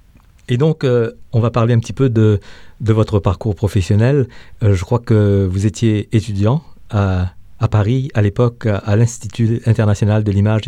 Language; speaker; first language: French; non-native, learner; Chinese